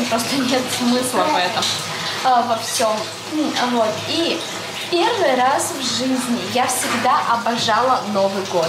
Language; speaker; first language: Russian; native; Russian